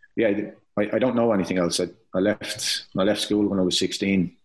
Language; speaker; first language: English; native; English